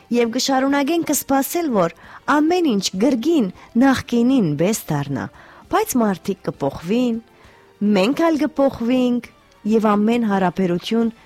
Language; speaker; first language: Armenian; early bilingual, heritage; Armenian